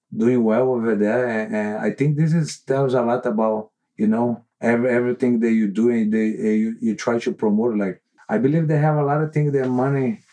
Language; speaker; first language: English; non-native, learner; Portuguese